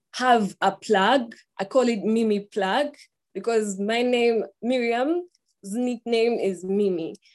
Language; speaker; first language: English; non-native, local second language; Ganda